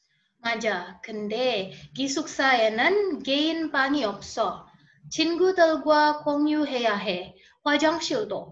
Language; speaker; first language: Korean; non-native, learner; Indonesian